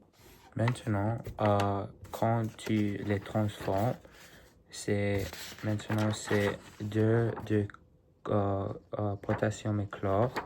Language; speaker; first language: French; non-native, learner; English